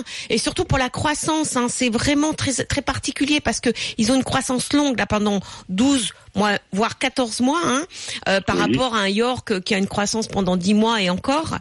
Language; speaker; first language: French; native; French